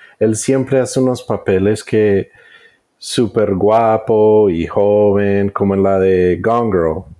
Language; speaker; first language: Spanish; early bilingual, heritage; Spanish